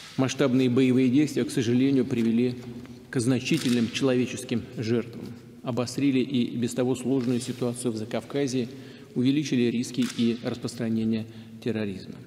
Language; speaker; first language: Russian; native; Russian